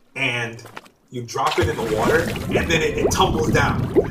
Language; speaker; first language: English; native; English